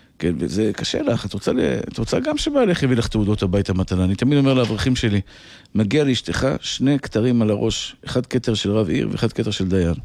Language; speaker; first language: Hebrew; native; Hebrew